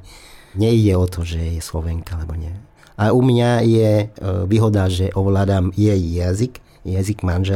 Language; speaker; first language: Slovak; non-native, learner; Vietnamese